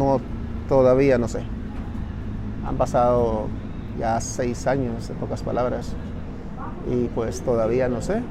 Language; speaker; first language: Spanish; native; Spanish